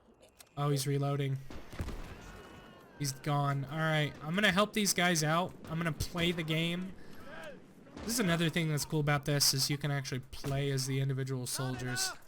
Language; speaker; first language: English; native; English